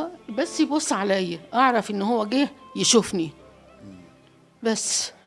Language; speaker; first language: Arabic; native; Arabic